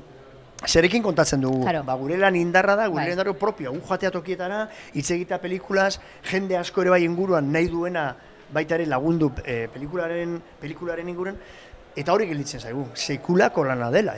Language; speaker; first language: Basque; native; Basque